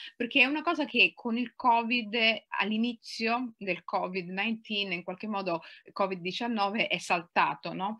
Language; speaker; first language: Italian; early bilingual, other home language; Somali